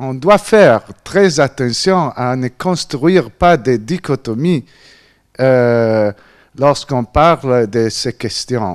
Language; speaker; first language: French; non-native, fluent; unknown